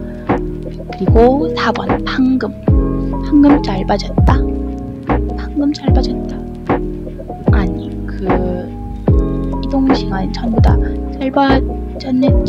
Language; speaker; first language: Korean; non-native, learner; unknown